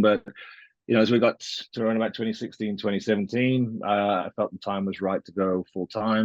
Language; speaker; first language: English; native; English